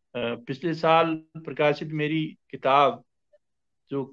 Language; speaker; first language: Hindi; native; Hindi